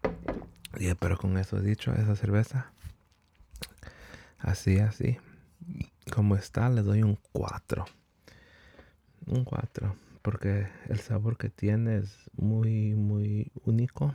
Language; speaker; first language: Spanish; early bilingual, heritage; Spanish